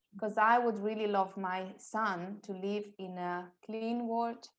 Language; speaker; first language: English; non-native, fluent; Italian